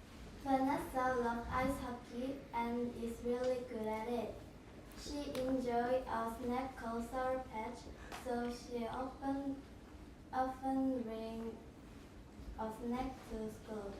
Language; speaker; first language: English; non-native, learner; Korean